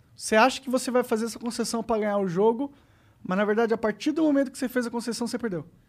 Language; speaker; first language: Portuguese; native; Portuguese